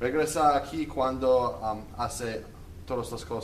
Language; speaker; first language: Spanish; non-native, learner; English